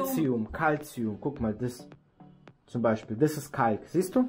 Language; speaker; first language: German; native; German